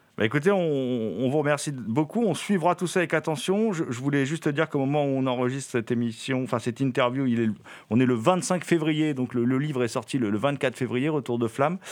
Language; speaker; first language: French; native; French